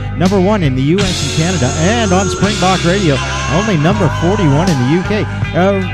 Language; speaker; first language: English; native; English